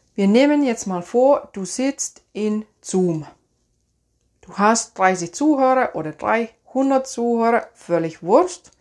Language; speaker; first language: German; non-native, fluent; Finnish